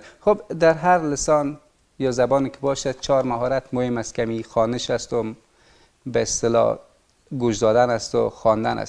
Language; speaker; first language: Persian; native; Persian